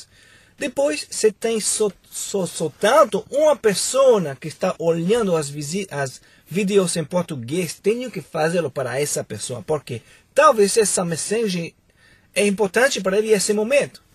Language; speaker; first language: Portuguese; non-native, fluent; Spanish